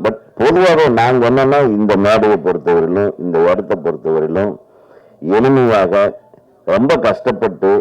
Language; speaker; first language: Tamil; native; Tamil